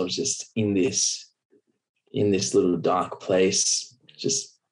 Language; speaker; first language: English; native; English